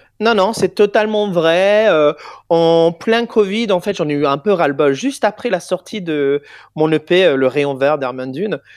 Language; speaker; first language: French; non-native, fluent; English